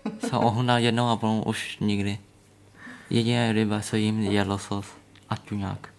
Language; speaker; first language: Czech; early bilingual, other home language; Vietnamese